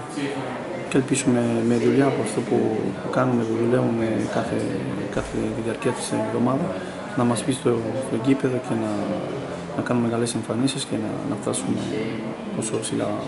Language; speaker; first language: Greek; non-native, fluent; Spanish